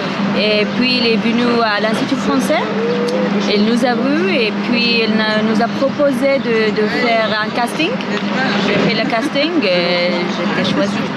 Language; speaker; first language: French; non-native, learner; Arabic